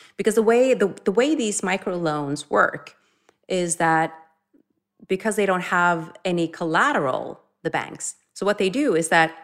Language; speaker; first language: English; non-native, fluent; Norwegian